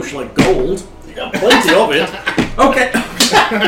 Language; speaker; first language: English; native; English